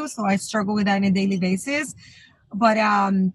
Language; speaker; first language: English; non-native, fluent; Spanish